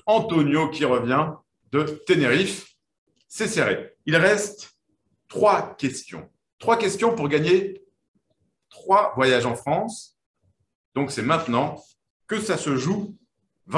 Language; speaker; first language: French; native; French